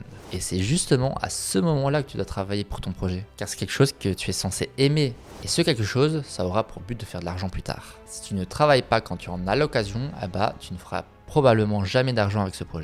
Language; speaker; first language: French; native; French